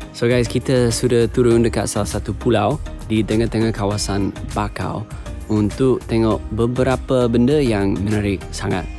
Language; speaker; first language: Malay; non-native, fluent; English